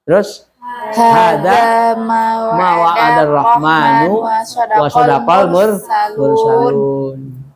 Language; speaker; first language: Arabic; non-native, fluent; Indonesian